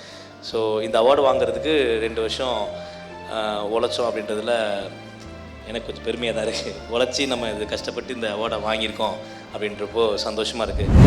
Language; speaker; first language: Tamil; native; Tamil